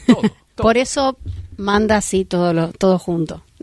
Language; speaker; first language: Spanish; native; Spanish